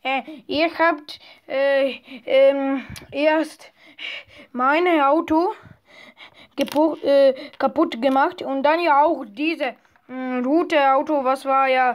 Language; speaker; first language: German; non-native, learner; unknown